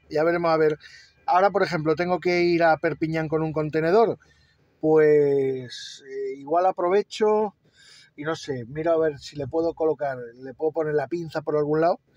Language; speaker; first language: Spanish; native; Spanish